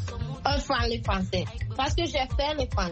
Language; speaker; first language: French; non-native, learner; Akan